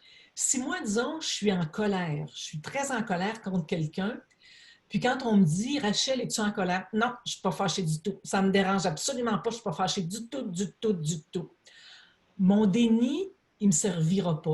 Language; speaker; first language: French; native; French